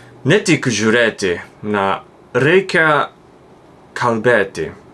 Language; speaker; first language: Lithuanian; non-native, fluent; Japanese